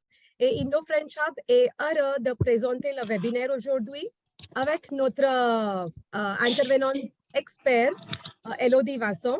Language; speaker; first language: French; non-native, fluent; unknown